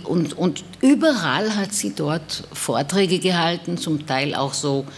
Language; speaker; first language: German; non-native, fluent; Hebrew